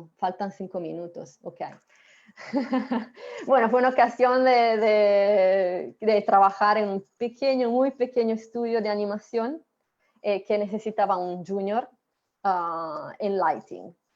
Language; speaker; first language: Spanish; non-native, fluent; Italian